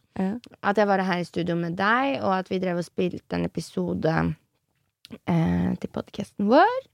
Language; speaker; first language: Norwegian; early bilingual, other home language; French